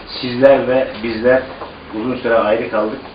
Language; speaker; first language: Turkish; native; Turkish